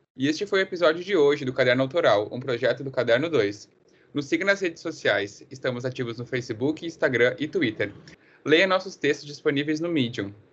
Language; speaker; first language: Portuguese; native; Portuguese